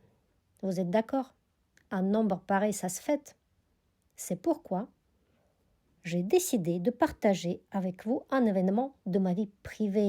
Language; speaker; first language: French; non-native, fluent; Russian